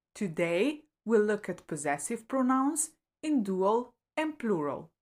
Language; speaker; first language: English; non-native, fluent; Slovenian